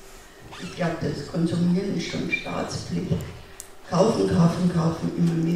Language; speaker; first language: German; non-native, fluent; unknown